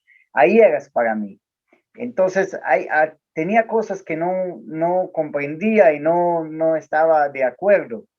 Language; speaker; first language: Spanish; non-native, learner; Portuguese